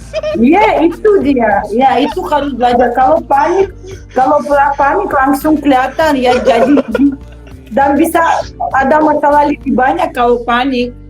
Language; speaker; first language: Indonesian; non-native, fluent; Russian